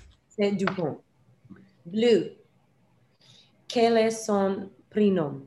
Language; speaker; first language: French; non-native, learner; English